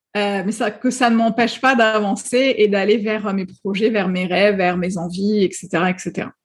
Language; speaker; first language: French; non-native, local second language; Arabic